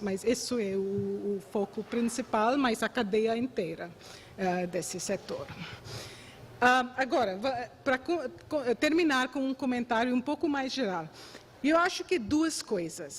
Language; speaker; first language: Portuguese; non-native, fluent; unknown